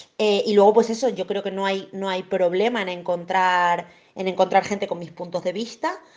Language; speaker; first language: Spanish; native; Spanish